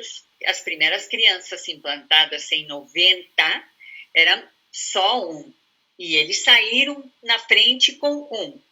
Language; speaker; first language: Portuguese; non-native, fluent; Spanish